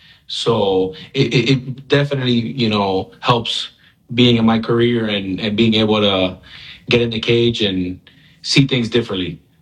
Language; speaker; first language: English; early bilingual, other home language; Spanish